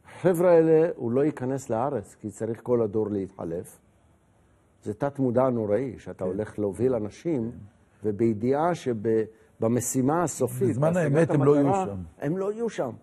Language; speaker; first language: Hebrew; native; Hebrew